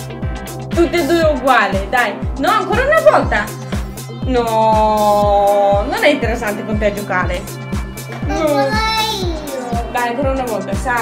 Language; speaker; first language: Italian; non-native, fluent; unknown